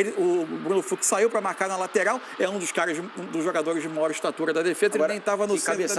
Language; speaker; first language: Portuguese; native; Portuguese